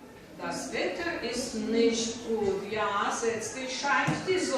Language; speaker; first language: German; non-native, fluent; Russian